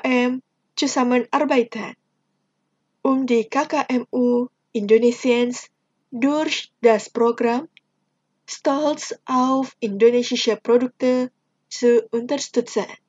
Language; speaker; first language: German; non-native, fluent; Indonesian